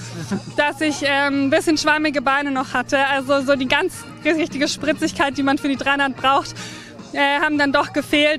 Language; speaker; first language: German; native; German